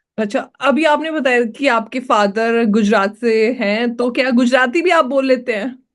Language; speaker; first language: Hindi; native; Hindi